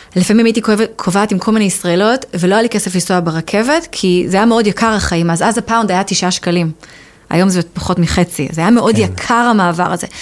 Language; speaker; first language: Hebrew; native; Hebrew